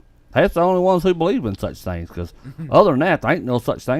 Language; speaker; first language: English; native; English